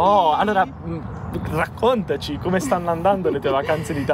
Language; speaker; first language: Italian; native; Italian